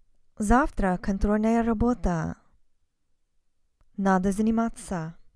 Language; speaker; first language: Russian; non-native, fluent; English